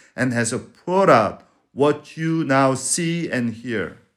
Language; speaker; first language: English; non-native, fluent; Spanish